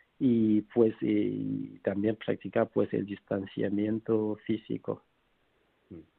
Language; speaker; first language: Spanish; non-native, fluent; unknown